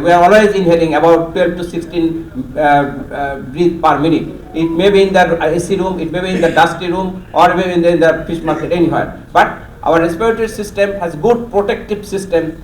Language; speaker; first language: English; non-native, local second language; Bangla